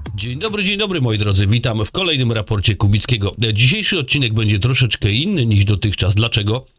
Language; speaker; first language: Polish; native; Polish